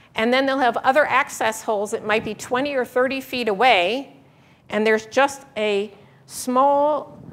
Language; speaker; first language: English; native; English